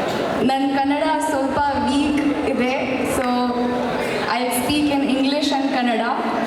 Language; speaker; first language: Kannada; non-native, learner; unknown